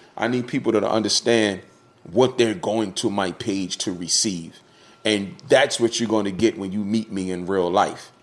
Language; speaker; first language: English; native; English